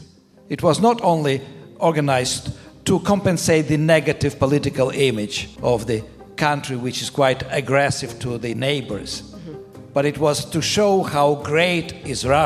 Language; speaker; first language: English; non-native, fluent; Ukrainian